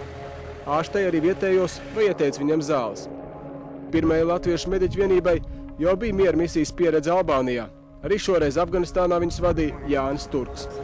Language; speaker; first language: Latvian; native; Latvian